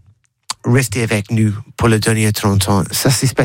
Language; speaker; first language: French; non-native, learner; English